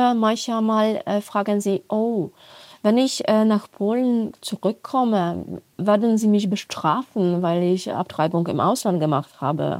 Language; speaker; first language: German; non-native, fluent; Polish